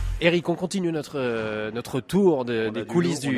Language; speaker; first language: French; native; French